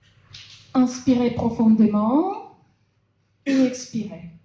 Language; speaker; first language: French; non-native, fluent; Russian